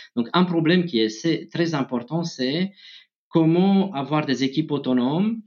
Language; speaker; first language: French; non-native, fluent; Romanian